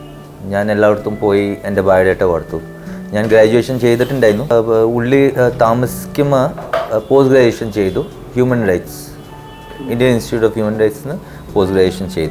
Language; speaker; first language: Malayalam; early bilingual, heritage; Malayalam